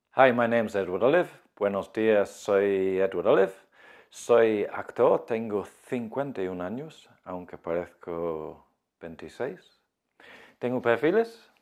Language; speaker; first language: Spanish; non-native, fluent; English